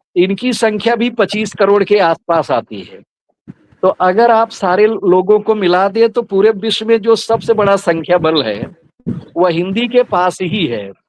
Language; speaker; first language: Hindi; native; Hindi